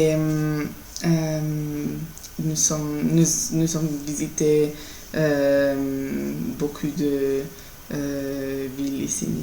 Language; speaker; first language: French; non-native, learner; Italian